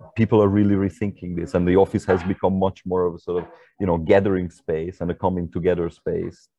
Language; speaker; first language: English; non-native, fluent; Hungarian